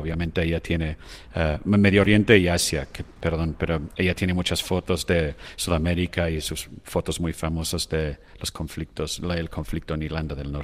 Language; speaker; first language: Spanish; non-native, fluent; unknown